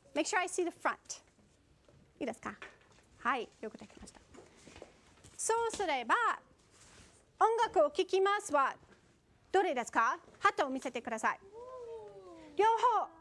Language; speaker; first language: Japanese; non-native, fluent; English